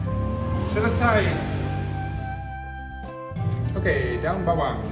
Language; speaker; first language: Indonesian; non-native, learner; Dutch